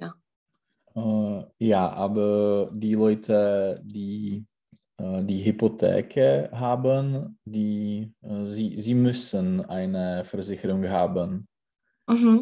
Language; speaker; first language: German; non-native, learner; Czech